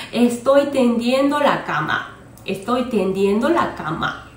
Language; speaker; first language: Spanish; non-native, fluent; Japanese